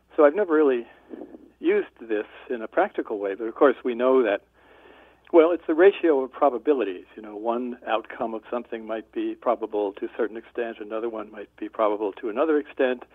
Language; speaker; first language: English; native; English